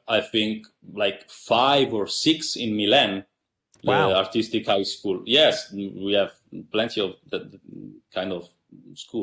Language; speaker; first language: English; non-native, fluent; Italian